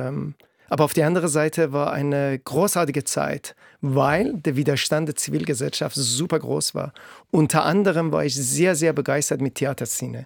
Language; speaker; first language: German; non-native, fluent; Persian